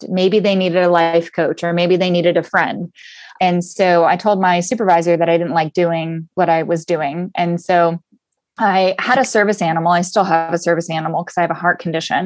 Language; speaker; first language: English; native; English